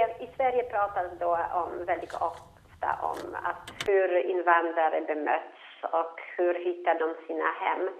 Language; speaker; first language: Swedish; non-native, fluent; Polish